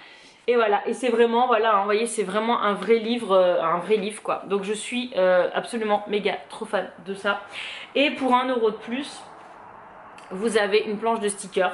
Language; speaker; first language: French; native; French